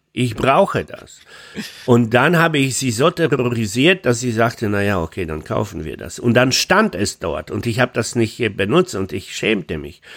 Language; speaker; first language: German; non-native, fluent; Polish